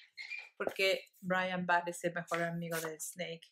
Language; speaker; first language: Spanish; early bilingual, heritage; Spanish